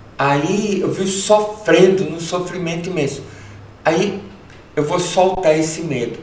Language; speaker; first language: Portuguese; early bilingual, heritage; Portuguese